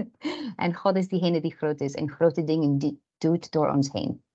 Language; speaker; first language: Dutch; non-native, fluent; English